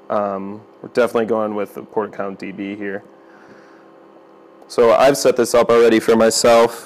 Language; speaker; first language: English; native; English